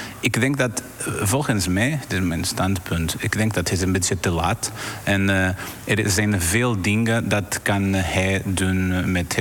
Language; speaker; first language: Dutch; non-native, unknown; Portuguese